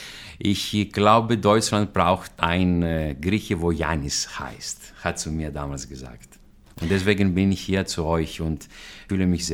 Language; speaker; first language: German; non-native, fluent; Greek